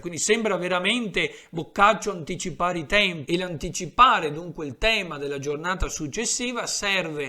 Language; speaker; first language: Italian; native; Italian